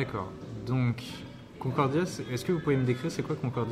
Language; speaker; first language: French; native; French